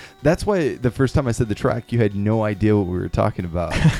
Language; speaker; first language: English; native; English